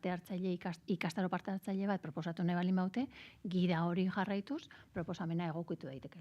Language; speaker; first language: Basque; native; Basque